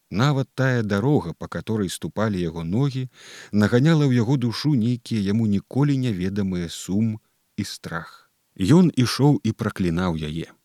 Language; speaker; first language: Belarusian; native; Belarusian